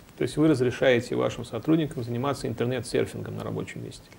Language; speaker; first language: Russian; native; Russian